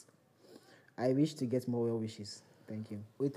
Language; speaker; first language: English; non-native, local second language; Yoruba